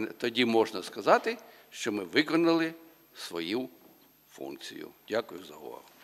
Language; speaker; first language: Ukrainian; native; Ukrainian